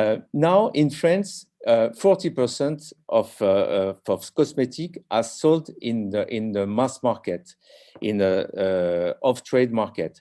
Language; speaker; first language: English; non-native, learner; French